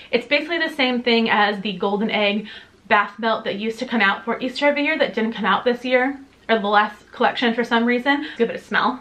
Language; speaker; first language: English; native; English